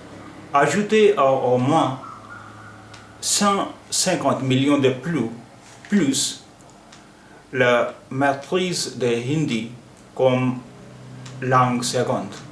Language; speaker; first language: French; non-native, fluent; Hindi